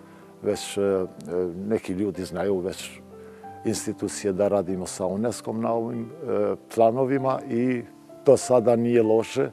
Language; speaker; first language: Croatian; non-native, local second language; Albanian